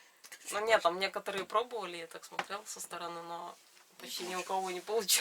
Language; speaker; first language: Russian; native; Russian